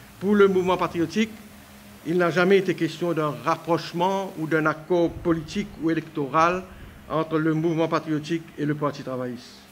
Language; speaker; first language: French; non-native, local second language; Morisyen